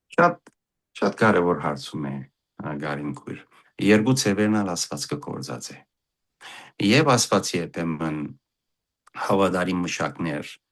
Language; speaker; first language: Armenian; early bilingual, heritage; Armenian